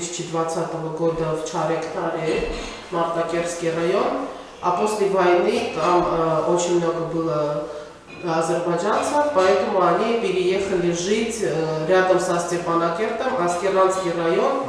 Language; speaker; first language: Russian; non-native, fluent; Armenian